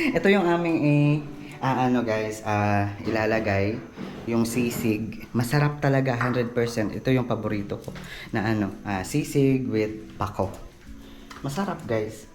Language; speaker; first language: Filipino; non-native, local second language; Waray